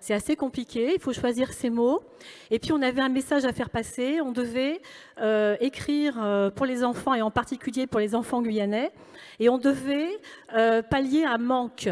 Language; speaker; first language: French; native; French